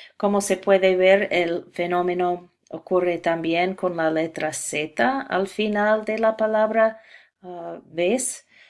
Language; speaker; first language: Spanish; non-native, fluent; English